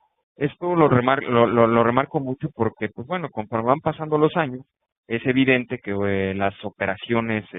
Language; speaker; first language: Spanish; native; Spanish